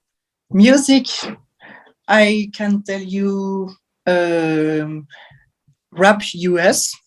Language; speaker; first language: English; non-native, learner; French